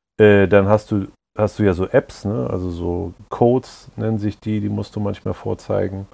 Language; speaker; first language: German; native; German